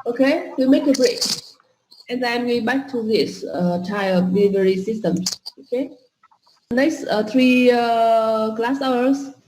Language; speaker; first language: English; non-native, fluent; Vietnamese